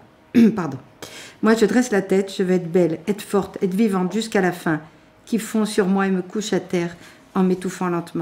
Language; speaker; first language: French; native; French